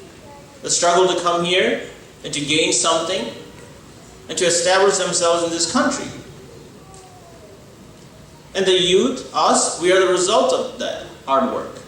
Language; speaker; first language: English; early bilingual, other home language; Malayalam